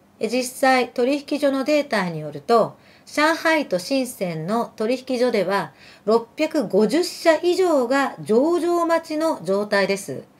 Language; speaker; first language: Japanese; early bilingual, other home language; Arabic